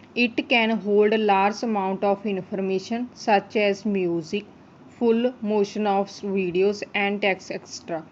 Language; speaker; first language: English; non-native, local second language; Punjabi